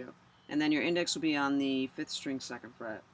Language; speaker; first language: English; native; English